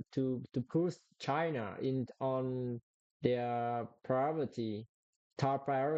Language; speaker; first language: English; non-native, learner; Vietnamese